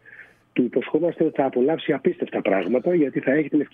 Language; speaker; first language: Greek; native; Greek